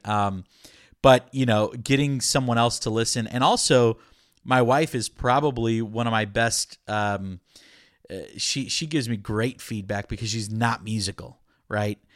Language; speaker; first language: English; early bilingual, other home language; Spanish